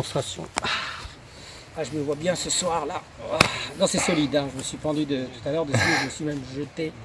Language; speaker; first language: French; native; French